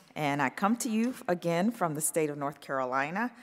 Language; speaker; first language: English; native; English